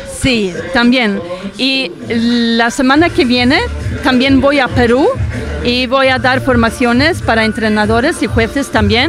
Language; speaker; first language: Spanish; non-native, fluent; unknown